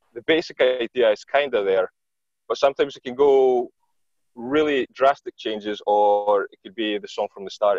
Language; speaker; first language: English; non-native, fluent; Greek